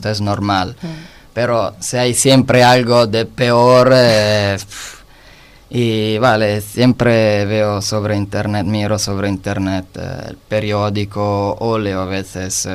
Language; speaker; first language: Spanish; non-native, learner; Italian